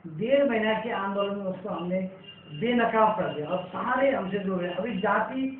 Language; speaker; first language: Hindi; non-native, local second language; Nepali